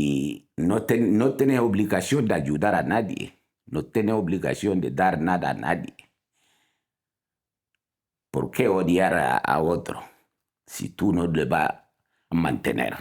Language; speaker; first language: Spanish; non-native, fluent; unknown